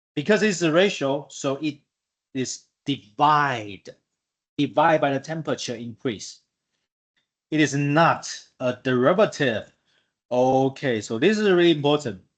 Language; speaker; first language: English; non-native, fluent; Chinese